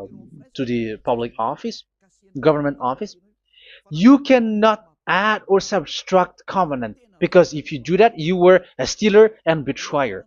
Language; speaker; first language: English; non-native, fluent; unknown